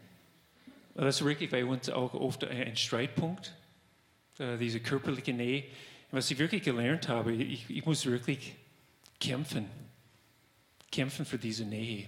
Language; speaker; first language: German; non-native, fluent; English